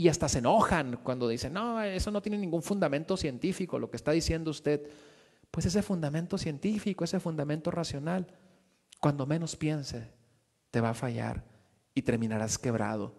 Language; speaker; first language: Spanish; native; Spanish